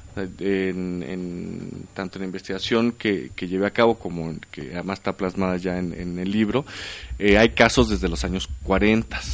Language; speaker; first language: Spanish; native; Spanish